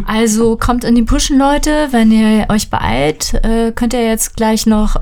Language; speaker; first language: German; native; German